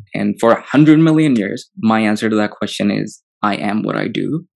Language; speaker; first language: English; non-native, local second language; Telugu